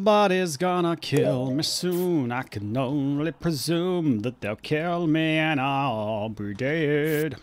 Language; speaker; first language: English; native; English